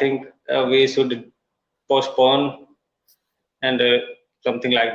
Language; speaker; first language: English; non-native, learner; Hindi